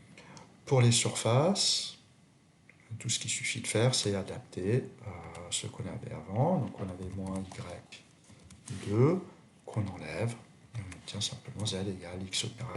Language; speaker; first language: French; native; French